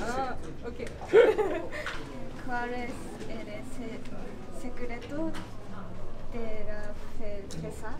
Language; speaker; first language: Spanish; non-native, learner; Japanese